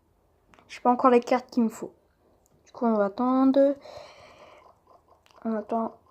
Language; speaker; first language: French; native; French